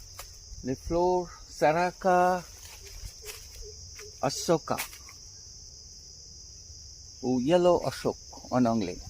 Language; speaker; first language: French; non-native, fluent; Bangla